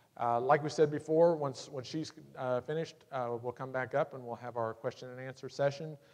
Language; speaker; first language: English; native; English